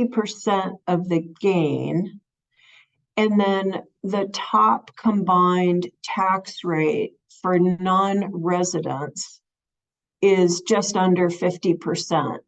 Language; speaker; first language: English; native; English